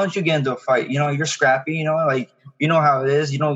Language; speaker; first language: English; native; English